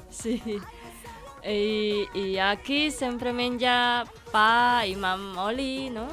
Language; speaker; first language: Catalan; non-native, learner; Indonesian